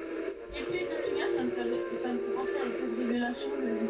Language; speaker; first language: French; native; French